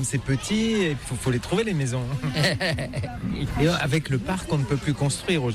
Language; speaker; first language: French; native; French